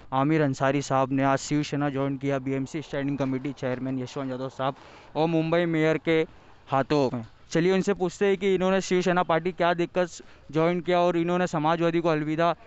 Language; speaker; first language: Hindi; native; Hindi